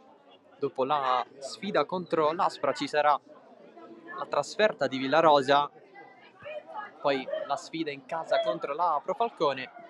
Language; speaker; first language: Italian; native; Italian